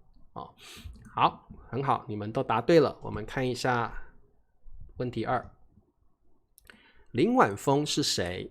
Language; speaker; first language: Chinese; native; Chinese